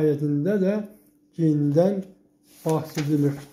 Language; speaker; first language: Turkish; native; Turkish